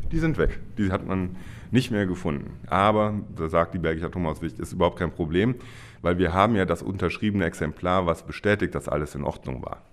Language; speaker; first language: German; native; German